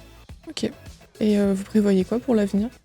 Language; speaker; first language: French; native; French